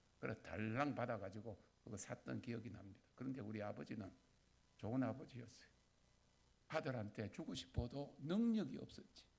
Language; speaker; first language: Korean; native; Korean